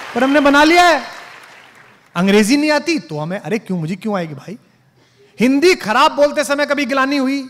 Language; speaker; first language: Hindi; native; Hindi